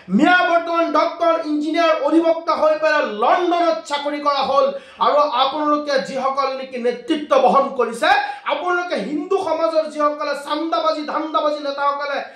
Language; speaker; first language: Assamese; non-native, local second language; Bangla